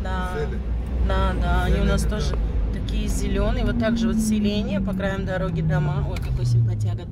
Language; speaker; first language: Russian; native; Russian